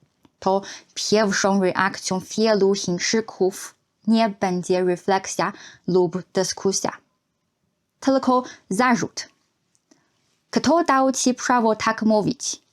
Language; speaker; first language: Polish; non-native, fluent; Chinese